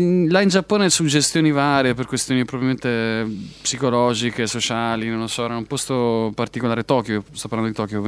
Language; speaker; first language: Italian; native; Italian